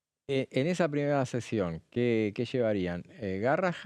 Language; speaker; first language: Spanish; native; Spanish